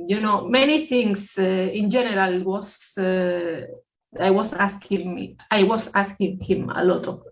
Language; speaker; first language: English; non-native, fluent; Spanish